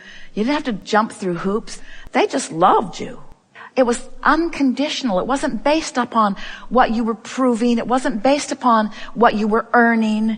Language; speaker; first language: English; native; English